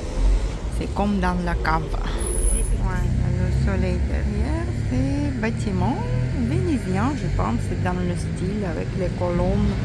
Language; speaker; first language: French; non-native, fluent; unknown